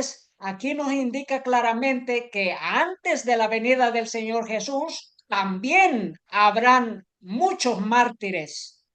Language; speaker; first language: Spanish; native; Spanish